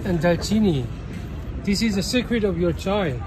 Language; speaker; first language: English; non-native, fluent; Korean